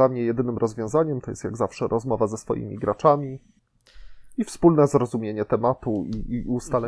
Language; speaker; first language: Polish; native; Polish